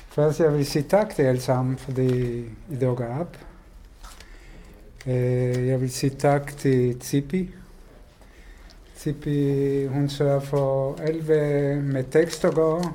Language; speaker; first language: Danish; non-native, fluent; Hebrew